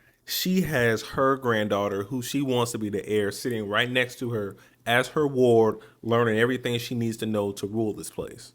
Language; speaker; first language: English; native; English